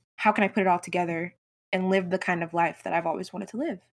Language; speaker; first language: English; native; English